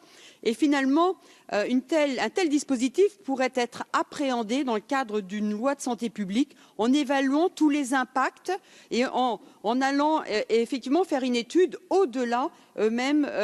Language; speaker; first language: French; native; French